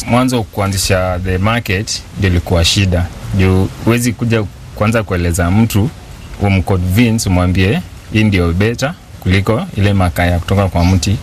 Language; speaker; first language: Swahili; native; Swahili